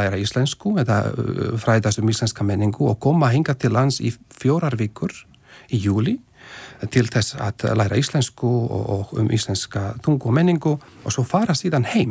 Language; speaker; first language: Icelandic; non-native, fluent; Slovak